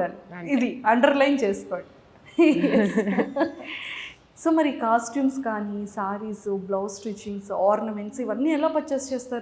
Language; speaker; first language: Telugu; native; Telugu